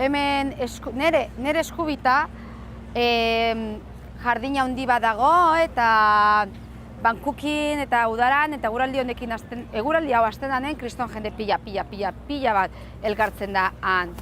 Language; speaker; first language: Basque; non-native, local second language; Spanish